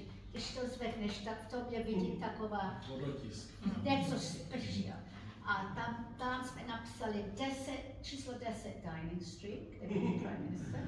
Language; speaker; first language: Czech; early bilingual, heritage; Czech